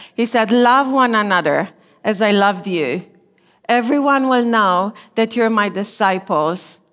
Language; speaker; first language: English; non-native, fluent; Romanian